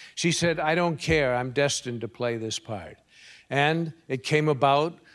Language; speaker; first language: English; native; English